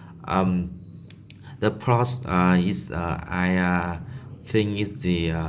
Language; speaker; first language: English; non-native, learner; Vietnamese